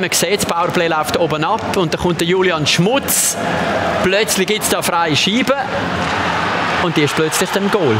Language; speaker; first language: German; native; German